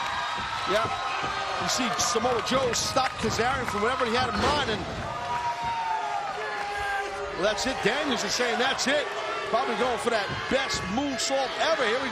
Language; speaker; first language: English; native; English